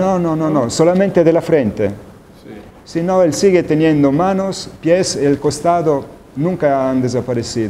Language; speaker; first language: Spanish; non-native, fluent; Italian